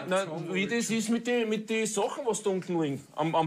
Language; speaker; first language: German; native; German